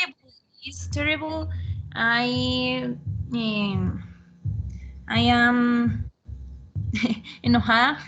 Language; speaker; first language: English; non-native, learner; Spanish